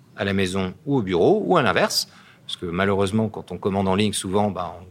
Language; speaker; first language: French; native; French